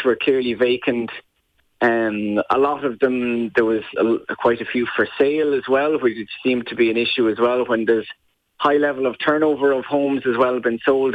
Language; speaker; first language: English; native; English